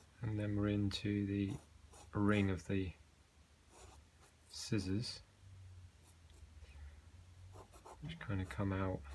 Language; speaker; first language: English; native; English